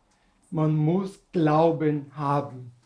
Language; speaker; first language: German; non-native, learner; Portuguese